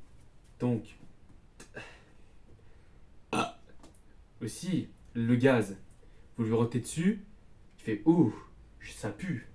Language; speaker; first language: French; native; French